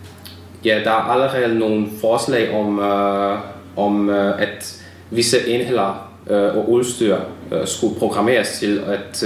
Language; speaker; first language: Danish; non-native, learner; Hungarian